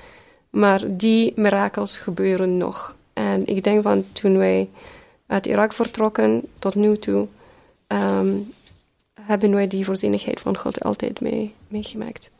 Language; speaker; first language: Dutch; early bilingual, other home language; Arabic